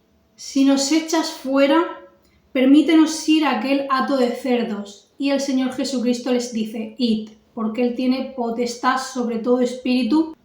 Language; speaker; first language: Spanish; native; Spanish